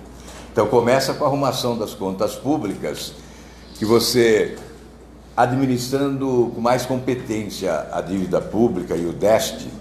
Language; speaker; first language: Portuguese; native; Portuguese